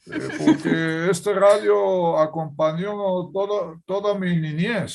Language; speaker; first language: Spanish; non-native, fluent; Hebrew